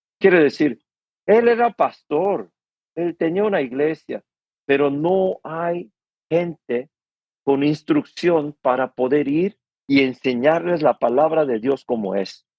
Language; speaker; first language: Spanish; non-native, fluent; Korean